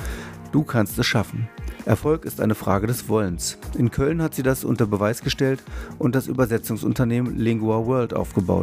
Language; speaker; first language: German; native; German